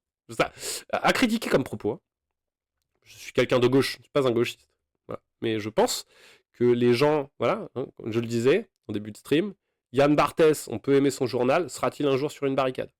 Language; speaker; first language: French; native; French